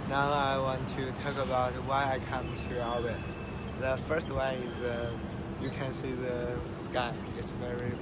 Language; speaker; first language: English; non-native, learner; Chinese